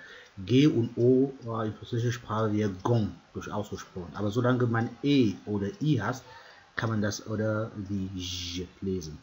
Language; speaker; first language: German; non-native, fluent; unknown